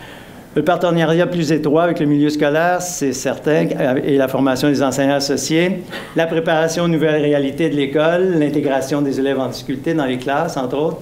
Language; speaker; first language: French; native; French